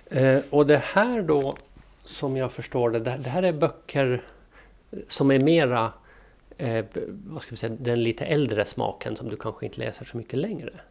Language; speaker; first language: Swedish; native; Swedish